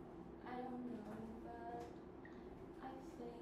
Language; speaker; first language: English; non-native, learner; Vietnamese